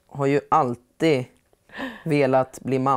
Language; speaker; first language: Swedish; native; Swedish